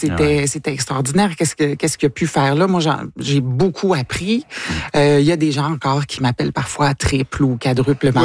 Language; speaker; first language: French; native; French